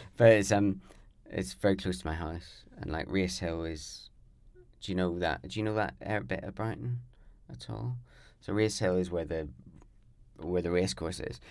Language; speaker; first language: English; native; English